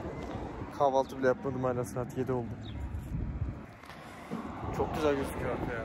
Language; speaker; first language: Turkish; native; Turkish